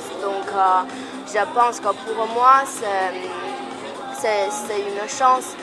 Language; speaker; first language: French; non-native, learner; Chinese